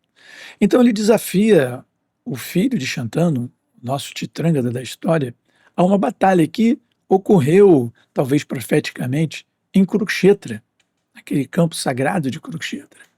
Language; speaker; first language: Portuguese; native; Portuguese